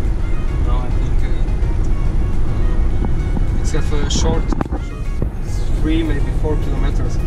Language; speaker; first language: English; non-native, learner; Polish